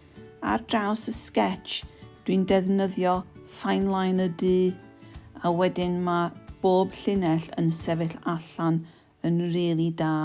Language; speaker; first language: Welsh; non-native, fluent; English